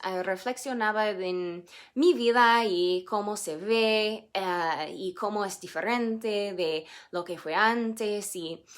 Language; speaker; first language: Spanish; non-native, fluent; English